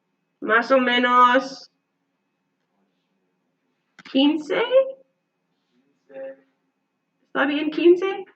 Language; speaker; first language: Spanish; non-native, learner; English